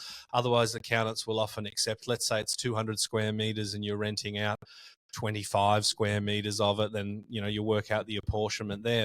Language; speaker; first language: English; native; English